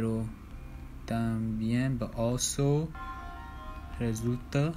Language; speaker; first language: Spanish; non-native, learner; English